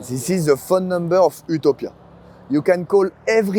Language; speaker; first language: English; non-native, fluent; French